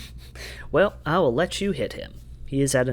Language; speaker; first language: English; native; English